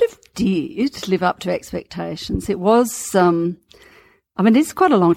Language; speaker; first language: English; native; English